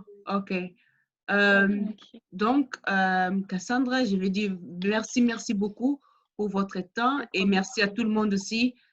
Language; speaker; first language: French; non-native, learner; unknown